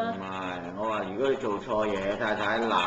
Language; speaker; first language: Cantonese; native; Cantonese